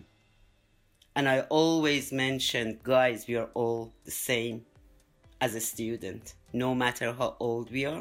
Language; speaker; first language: English; non-native, fluent; Persian